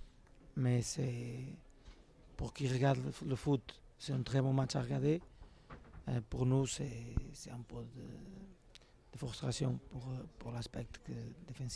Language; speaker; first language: French; non-native, fluent; Portuguese